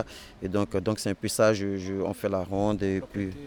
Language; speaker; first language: French; native; French